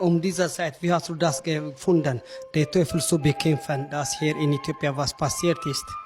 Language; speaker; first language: German; non-native, learner; Amharic